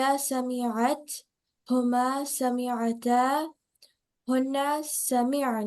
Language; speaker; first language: Arabic; non-native, learner; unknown